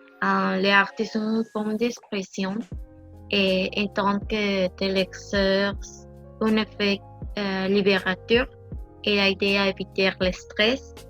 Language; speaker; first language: French; non-native, learner; Spanish